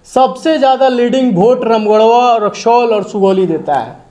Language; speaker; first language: Hindi; native; Hindi